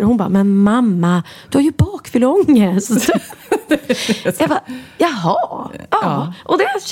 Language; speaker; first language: Swedish; native; Swedish